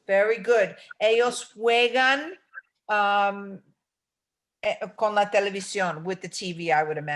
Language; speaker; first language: Spanish; non-native, fluent; English